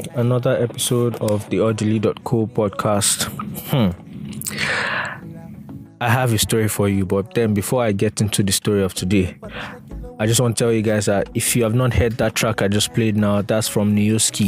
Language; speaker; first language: English; non-native, local second language; Yoruba